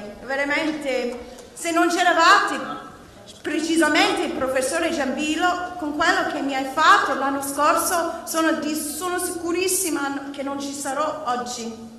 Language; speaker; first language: Italian; non-native, learner; English